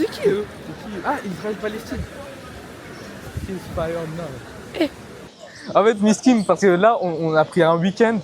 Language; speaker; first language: French; native; French